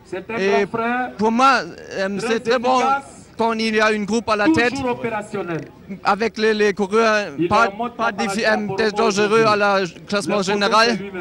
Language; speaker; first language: French; non-native, learner; German